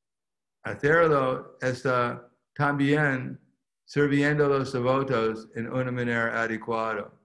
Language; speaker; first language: Spanish; non-native, fluent; English